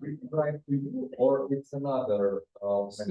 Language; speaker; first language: English; non-native, learner; Russian